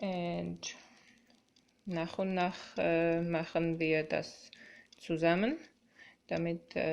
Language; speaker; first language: German; non-native, fluent; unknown